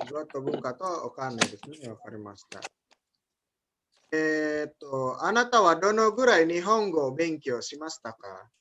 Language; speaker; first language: Japanese; non-native, fluent; Indonesian